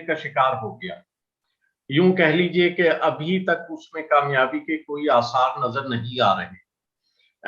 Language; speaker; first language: Urdu; native; Urdu